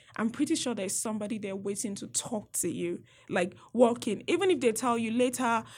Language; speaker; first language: English; non-native, local second language; Yoruba